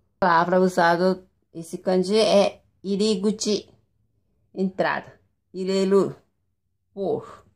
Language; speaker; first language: Portuguese; non-native, fluent; Japanese